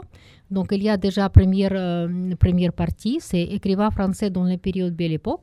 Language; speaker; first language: French; non-native, learner; Russian